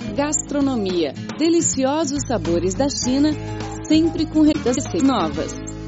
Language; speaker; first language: Portuguese; non-native, fluent; Chinese